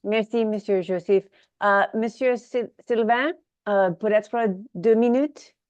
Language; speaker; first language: French; non-native, learner; English